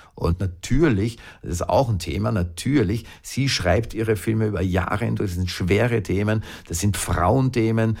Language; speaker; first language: German; native; German